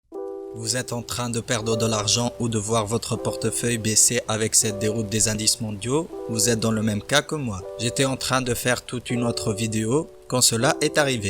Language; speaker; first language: French; native; French